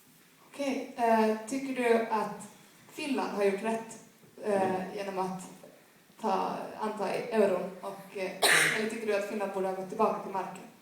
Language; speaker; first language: Swedish; native; Swedish